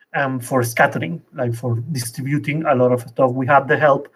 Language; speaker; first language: English; non-native, fluent; Spanish